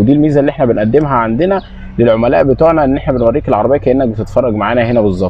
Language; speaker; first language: Arabic; native; Arabic